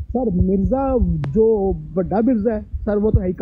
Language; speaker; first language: Urdu; native; Urdu